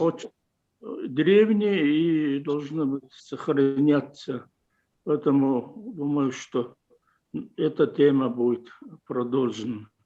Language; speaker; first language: Russian; non-native, fluent; Mongolian